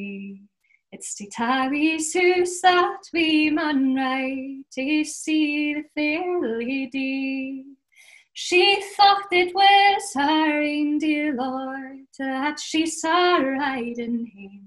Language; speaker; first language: English; native; English